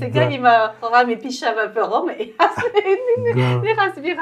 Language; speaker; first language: Bulgarian; non-native, learner; French